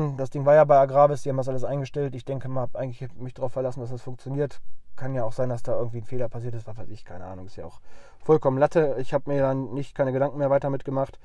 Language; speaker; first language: German; native; German